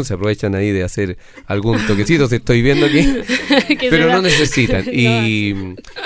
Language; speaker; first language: Spanish; native; Spanish